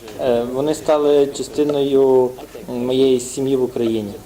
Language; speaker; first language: Ukrainian; non-native, fluent; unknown